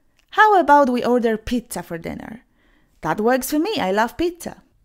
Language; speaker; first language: English; non-native, fluent; Polish